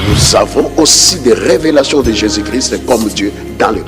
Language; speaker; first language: French; non-native, local second language; Lingala